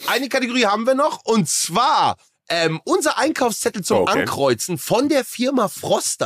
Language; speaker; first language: German; native; German